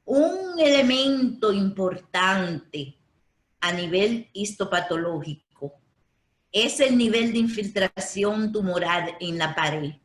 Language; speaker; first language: Spanish; native; Spanish